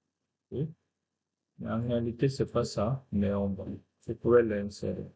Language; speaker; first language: French; non-native, fluent; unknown